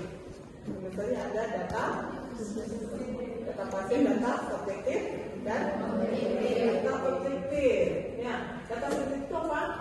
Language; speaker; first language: Indonesian; native; Indonesian